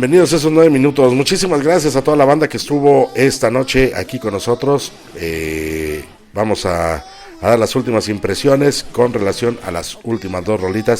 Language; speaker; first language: Spanish; native; Spanish